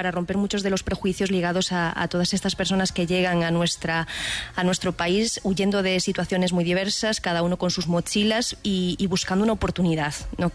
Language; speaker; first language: Spanish; native; Spanish